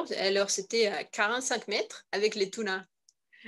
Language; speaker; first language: French; non-native, learner; Russian